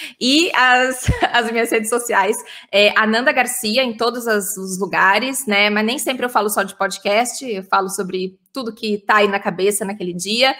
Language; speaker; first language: Portuguese; native; Portuguese